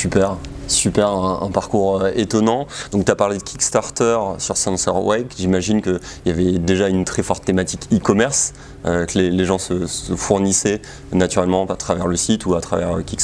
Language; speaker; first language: French; native; French